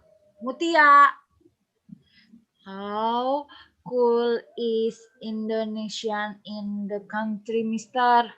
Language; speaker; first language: English; non-native, learner; Indonesian